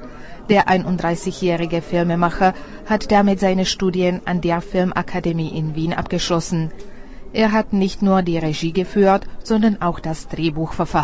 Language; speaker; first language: German; non-native, fluent; Czech